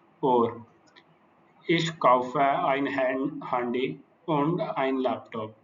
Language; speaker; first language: German; non-native, learner; Hindi